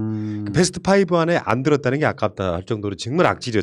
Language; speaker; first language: Korean; native; Korean